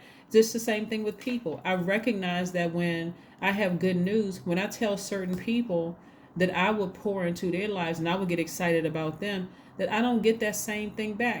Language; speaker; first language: English; native; English